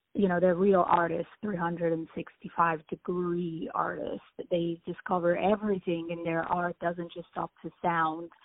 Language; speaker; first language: English; early bilingual, other home language; Italian